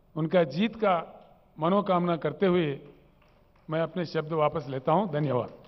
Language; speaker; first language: Hindi; non-native, local second language; Telugu